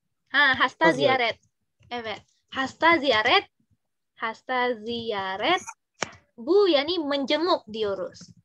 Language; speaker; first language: Turkish; non-native, learner; Indonesian